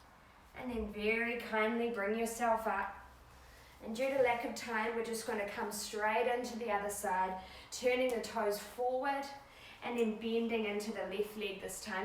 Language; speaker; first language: English; native; English